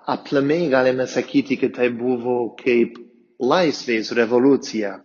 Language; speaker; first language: Lithuanian; non-native, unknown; English